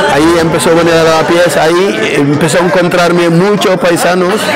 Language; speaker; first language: Spanish; non-native, fluent; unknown